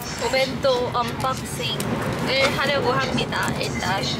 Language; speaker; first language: Korean; early bilingual, heritage; Korean